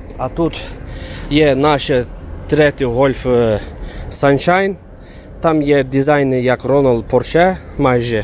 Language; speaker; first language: Ukrainian; early bilingual, heritage; Turkish